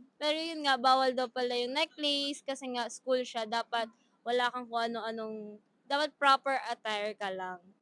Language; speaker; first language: Filipino; non-native, local second language; Bikol